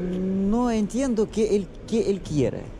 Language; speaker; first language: Spanish; non-native, learner; Russian